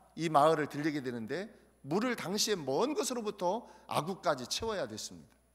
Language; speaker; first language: Korean; native; Korean